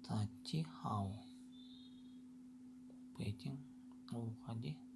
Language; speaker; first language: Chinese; non-native, learner; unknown